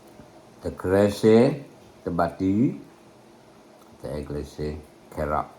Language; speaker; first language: English; non-native, learner; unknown